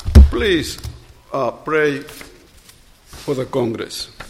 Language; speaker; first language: English; non-native, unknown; Spanish